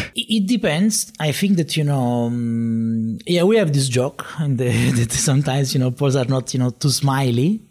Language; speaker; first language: English; non-native, fluent; Italian